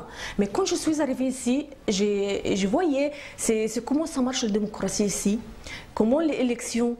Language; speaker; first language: French; non-native, learner; Arabic